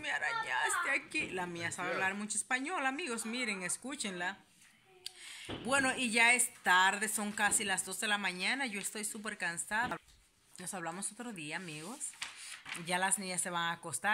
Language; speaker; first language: Spanish; native; Spanish